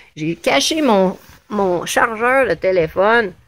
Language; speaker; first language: French; native; French